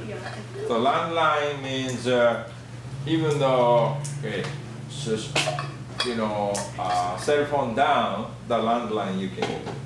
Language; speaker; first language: English; non-native, fluent; Japanese